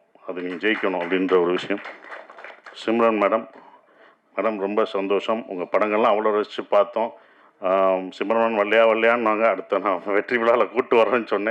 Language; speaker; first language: Tamil; native; Tamil